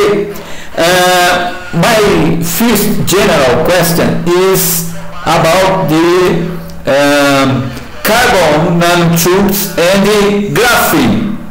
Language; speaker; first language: English; non-native, learner; Portuguese